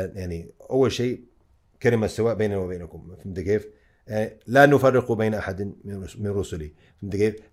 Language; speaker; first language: Arabic; non-native, fluent; English